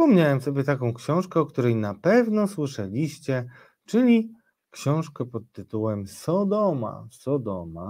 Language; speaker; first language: Polish; native; Polish